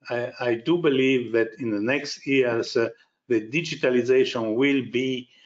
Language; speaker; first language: English; non-native, fluent; Italian